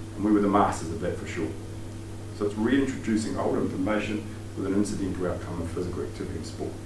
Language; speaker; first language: English; native; English